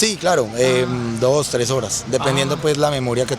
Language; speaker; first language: Spanish; native; Spanish